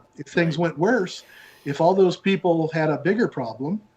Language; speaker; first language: English; native; English